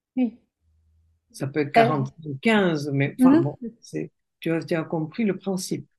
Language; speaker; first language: French; non-native, fluent; Russian